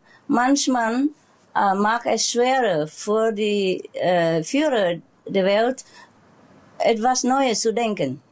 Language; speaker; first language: German; non-native, learner; Vietnamese